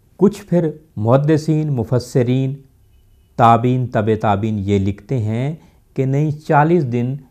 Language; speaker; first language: Urdu; non-native, local second language; Punjabi